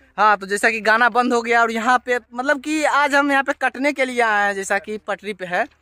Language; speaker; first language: Hindi; native; Hindi